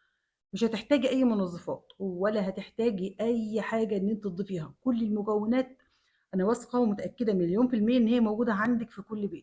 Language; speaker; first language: Arabic; native; Arabic